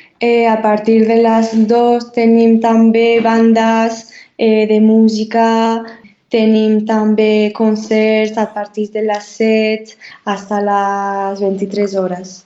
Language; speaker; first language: Catalan; non-native, learner; Spanish